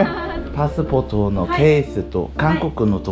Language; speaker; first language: Japanese; non-native, learner; Korean